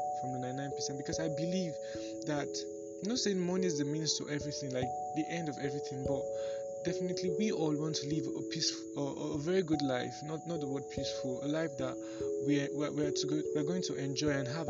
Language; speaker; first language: English; non-native, local second language; Yoruba